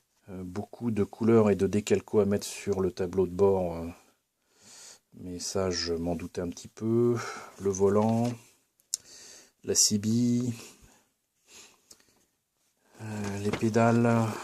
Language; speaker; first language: French; native; French